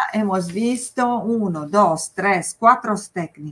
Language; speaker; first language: Spanish; non-native, fluent; Italian